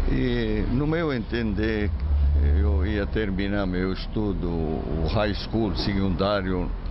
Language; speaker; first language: Portuguese; non-native, fluent; Arabic